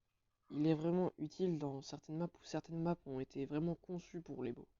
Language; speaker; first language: French; native; French